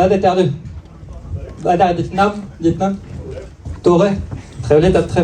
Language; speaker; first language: Swedish; non-native, learner; French